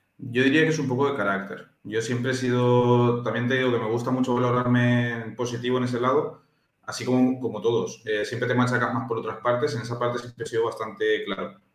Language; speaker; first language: Spanish; native; Spanish